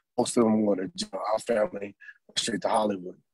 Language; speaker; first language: English; native; English